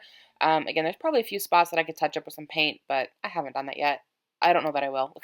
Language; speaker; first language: English; native; English